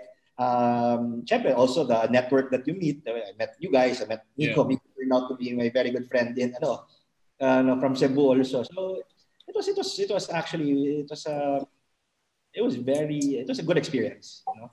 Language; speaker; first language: English; non-native, local second language; Cebuano